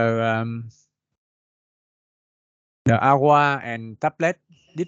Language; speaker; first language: English; non-native, learner; Vietnamese